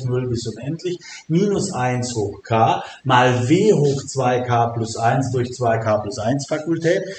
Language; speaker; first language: German; native; German